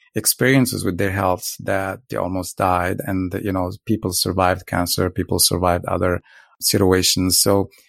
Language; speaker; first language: English; non-native, fluent; Arabic